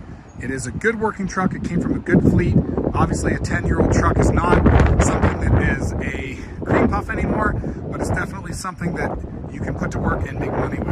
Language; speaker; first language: English; native; English